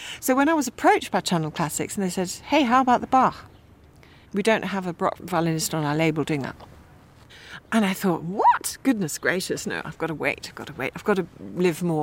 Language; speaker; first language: English; early bilingual, other home language; German